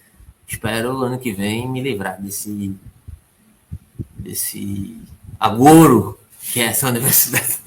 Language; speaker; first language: Portuguese; native; Portuguese